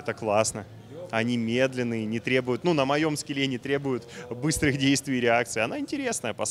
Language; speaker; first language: Russian; native; Russian